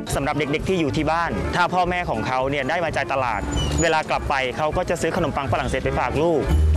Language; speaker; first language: Thai; non-native, fluent; Khmer